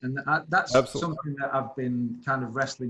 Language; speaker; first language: English; native; English